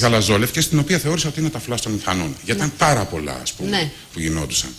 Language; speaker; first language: Greek; native; Greek